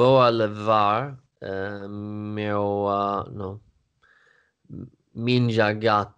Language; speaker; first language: Portuguese; non-native, learner; Swedish